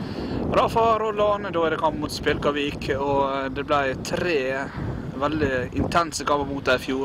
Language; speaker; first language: Norwegian; native; Norwegian